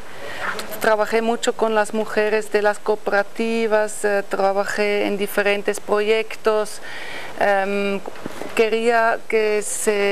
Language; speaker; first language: Spanish; non-native, fluent; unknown